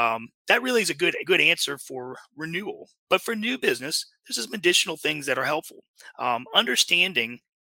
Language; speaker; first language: English; native; English